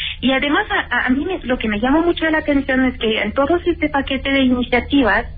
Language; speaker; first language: Spanish; native; Spanish